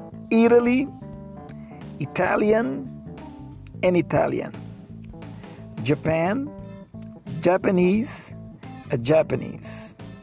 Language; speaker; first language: English; non-native, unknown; Portuguese